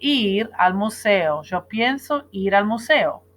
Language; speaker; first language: Spanish; non-native, fluent; English